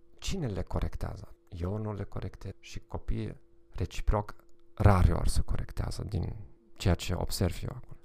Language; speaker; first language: Romanian; non-native, fluent; German